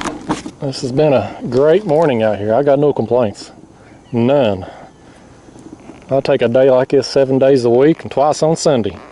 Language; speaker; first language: English; native; English